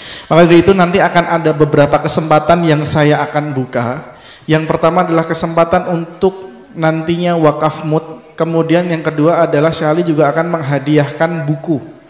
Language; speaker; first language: Indonesian; native; Indonesian